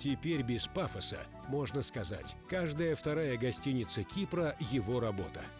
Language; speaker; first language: Russian; native; Russian